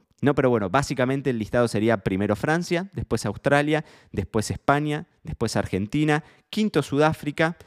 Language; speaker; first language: Spanish; native; Spanish